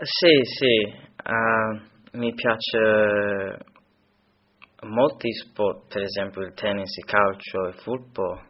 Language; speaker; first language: Italian; non-native, learner; English